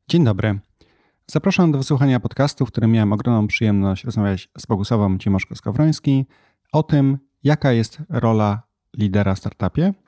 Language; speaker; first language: Polish; native; Polish